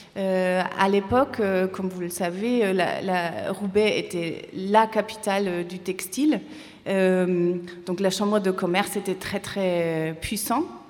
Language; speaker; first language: French; non-native, fluent; German